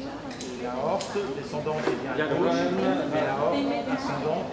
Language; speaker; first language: French; native; French